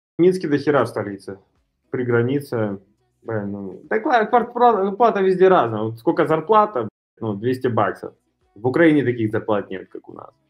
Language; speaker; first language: Russian; native; Russian